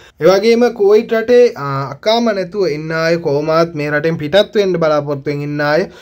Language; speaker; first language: Sinhala; native; Sinhala